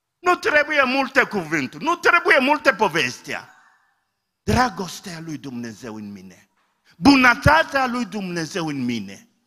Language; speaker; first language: Romanian; non-native, fluent; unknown